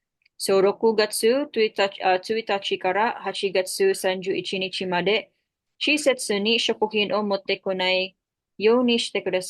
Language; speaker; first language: Japanese; non-native, fluent; Filipino